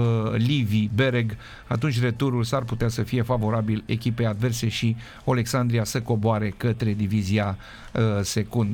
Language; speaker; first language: Romanian; native; Romanian